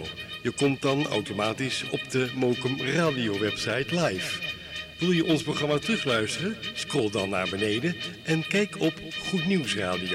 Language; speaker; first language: Dutch; native; Dutch